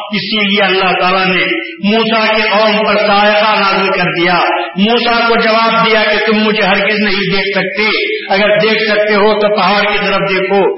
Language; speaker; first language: Urdu; native; Urdu